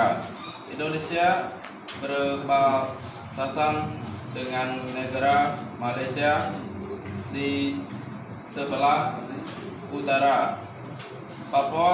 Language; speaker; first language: Indonesian; non-native, learner; Khmer